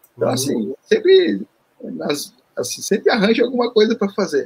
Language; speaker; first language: Portuguese; early bilingual, other home language; Korean